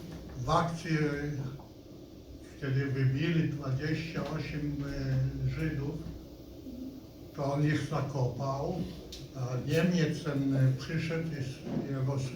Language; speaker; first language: Polish; non-native, local second language; Yiddish